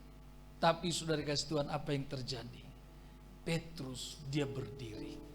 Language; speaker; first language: Indonesian; native; Indonesian